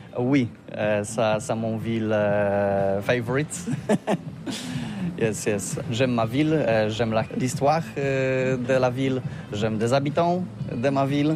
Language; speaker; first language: French; non-native, learner; Polish